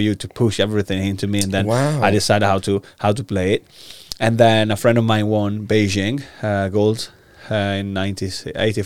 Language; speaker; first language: English; non-native, fluent; Italian